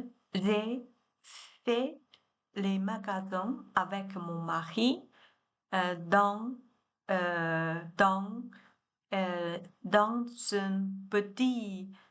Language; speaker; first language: French; non-native, learner; Chinese